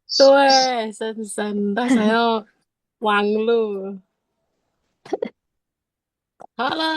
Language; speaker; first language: Chinese; non-native, learner; Indonesian